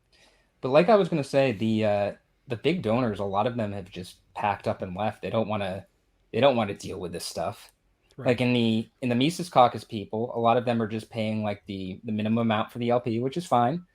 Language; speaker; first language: English; native; English